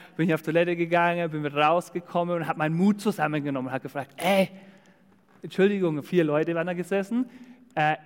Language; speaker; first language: German; native; German